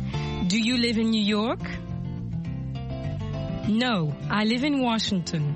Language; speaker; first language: English; non-native, fluent; French